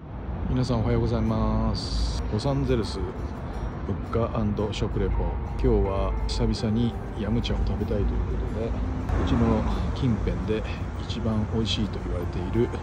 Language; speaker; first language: Japanese; native; Japanese